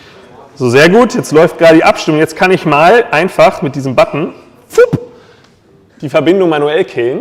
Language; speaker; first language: German; native; German